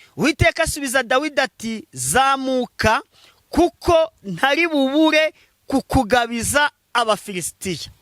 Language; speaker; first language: Kinyarwanda; native; Kinyarwanda